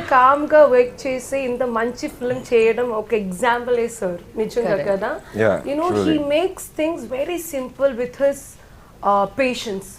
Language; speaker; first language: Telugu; non-native, learner; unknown